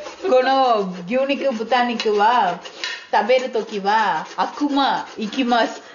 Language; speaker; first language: Japanese; non-native, learner; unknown